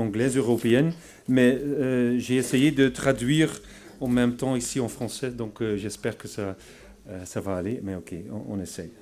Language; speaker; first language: French; non-native, fluent; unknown